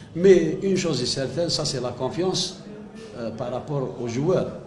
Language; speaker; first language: French; non-native, local second language; Arabic